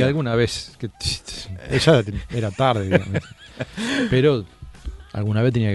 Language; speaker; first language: Spanish; native; Spanish